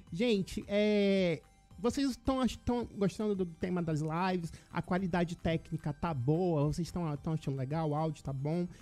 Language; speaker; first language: Portuguese; native; Portuguese